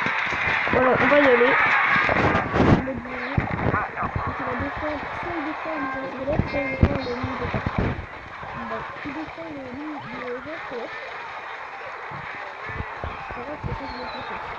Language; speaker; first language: French; native; French